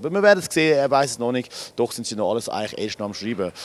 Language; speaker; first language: German; native; German